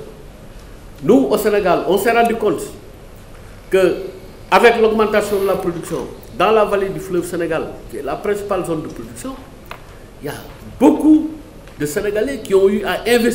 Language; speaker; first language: French; non-native, local second language; Wolof